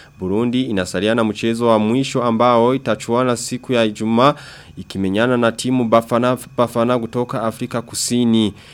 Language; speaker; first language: Swahili; non-native, local second language; Rundi